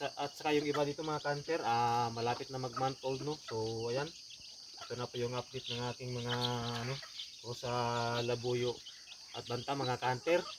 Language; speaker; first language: Filipino; non-native, local second language; Cebuano